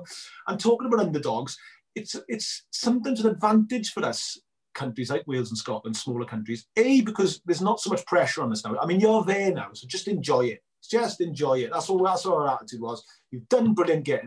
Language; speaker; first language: English; native; English